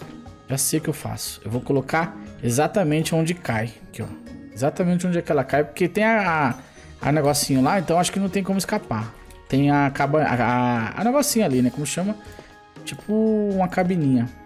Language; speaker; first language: Portuguese; native; Portuguese